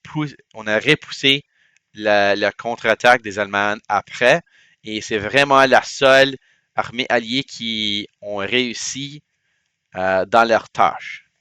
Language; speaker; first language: French; non-native, local second language; English